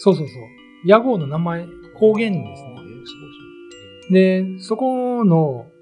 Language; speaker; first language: Japanese; native; Japanese